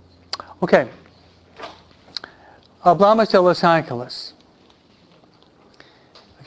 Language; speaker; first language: Spanish; non-native, fluent; English